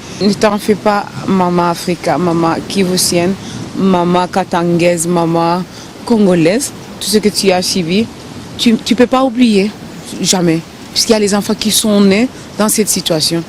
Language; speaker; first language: French; non-native, local second language; Swahili